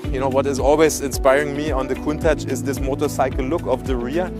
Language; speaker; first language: English; non-native, fluent; German